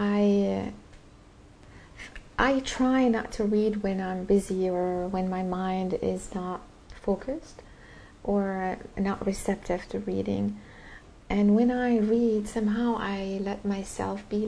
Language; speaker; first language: English; non-native, fluent; Arabic